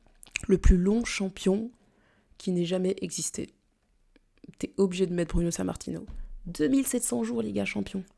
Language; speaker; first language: French; native; French